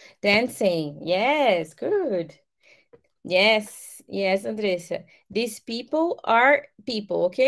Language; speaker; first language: English; non-native, fluent; Portuguese